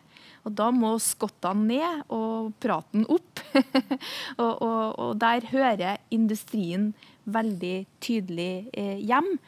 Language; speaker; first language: Norwegian; native; Norwegian